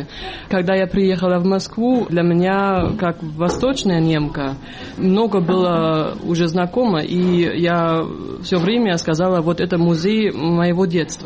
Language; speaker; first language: Russian; non-native, fluent; German